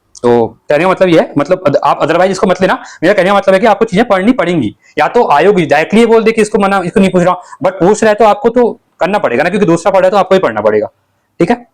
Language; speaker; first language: Hindi; native; Hindi